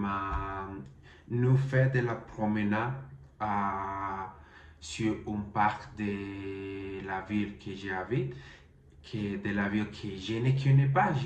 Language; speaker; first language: French; non-native, learner; Spanish